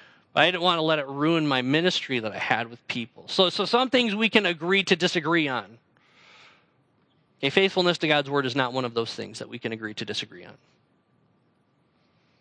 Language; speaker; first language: English; native; English